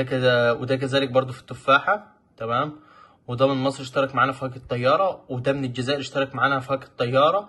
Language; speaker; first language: Arabic; native; Arabic